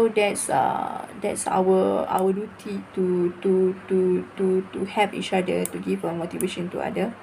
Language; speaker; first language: English; non-native, local second language; Malay